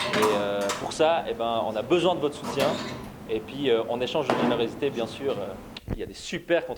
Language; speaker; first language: French; native; French